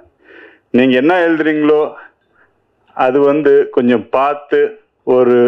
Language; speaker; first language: Tamil; non-native, learner; Telugu